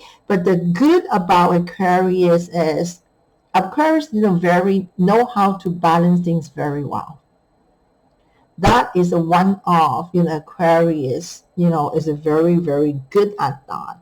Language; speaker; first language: English; non-native, fluent; Chinese